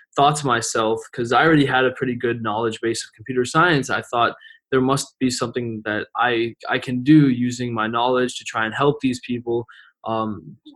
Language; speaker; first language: English; native; English